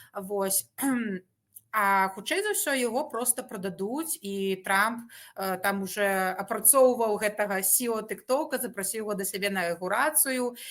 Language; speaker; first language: Belarusian; native; Belarusian